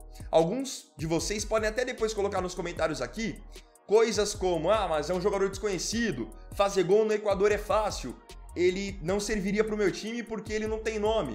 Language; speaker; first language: Portuguese; native; Portuguese